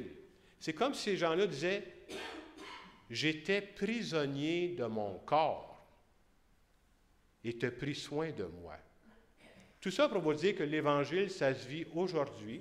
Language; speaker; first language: French; native; French